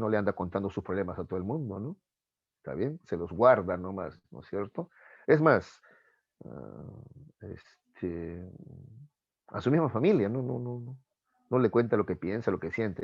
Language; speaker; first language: Spanish; native; Spanish